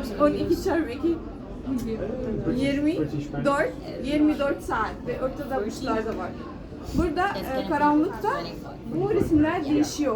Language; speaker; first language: Turkish; non-native, learner; Arabic